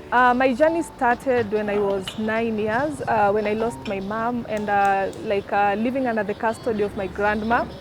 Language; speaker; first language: English; non-native, local second language; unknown